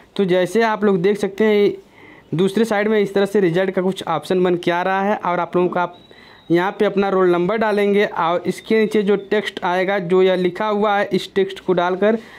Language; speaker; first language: Hindi; native; Hindi